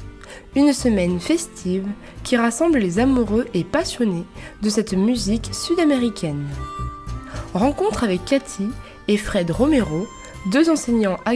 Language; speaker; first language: French; native; French